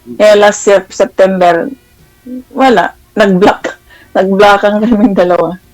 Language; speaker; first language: Filipino; non-native, local second language; Iloko